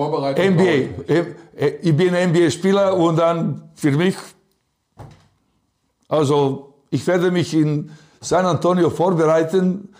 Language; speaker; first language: German; non-native, learner; Serbian